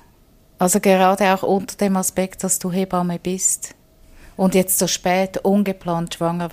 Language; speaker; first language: German; native; German